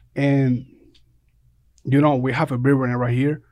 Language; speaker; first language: English; non-native, fluent; Spanish